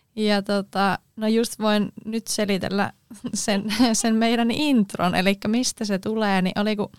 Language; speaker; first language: Finnish; native; Finnish